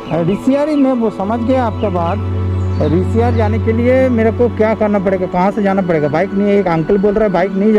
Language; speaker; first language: Hindi; non-native, local second language; Bangla